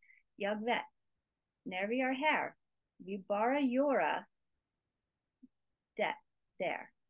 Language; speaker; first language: Swedish; non-native, learner; English